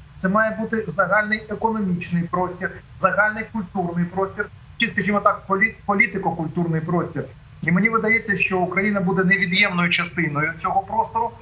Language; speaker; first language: Ukrainian; native; Ukrainian